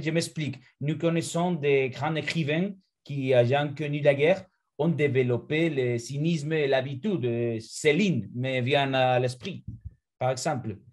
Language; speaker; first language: French; non-native, fluent; Spanish